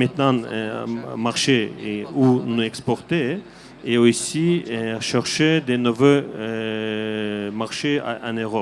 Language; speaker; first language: French; non-native, learner; Azerbaijani